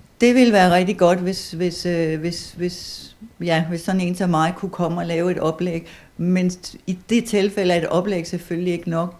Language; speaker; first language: Danish; native; Danish